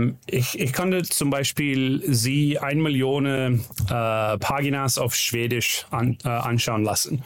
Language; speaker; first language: German; non-native, learner; Dutch